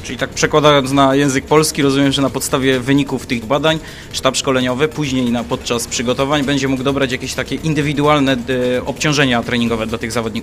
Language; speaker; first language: Polish; native; Polish